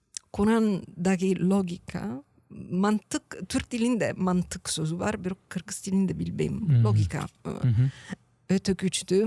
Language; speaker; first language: Kyrgyz; non-native, learner; Italian